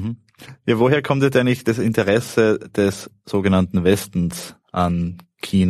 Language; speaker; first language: German; native; German